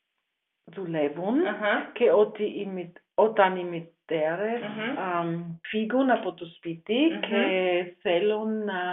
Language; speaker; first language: Greek; non-native, learner; German